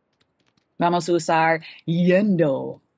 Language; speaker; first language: Spanish; non-native, learner; English